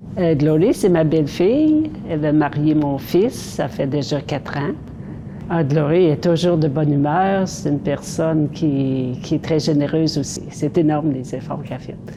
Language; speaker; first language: French; non-native, learner; Cebuano